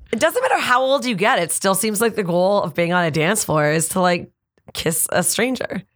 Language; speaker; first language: English; native; English